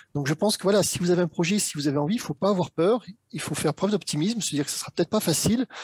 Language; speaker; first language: French; native; French